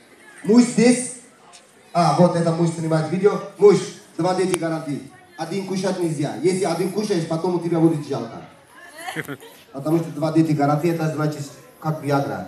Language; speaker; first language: Russian; non-native, learner; Turkish